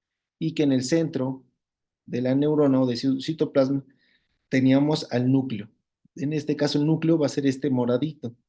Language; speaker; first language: Spanish; native; Spanish